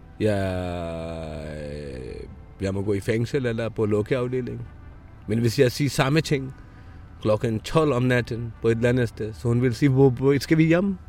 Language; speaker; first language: Danish; non-native, fluent; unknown